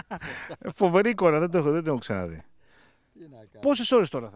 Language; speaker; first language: Greek; native; Greek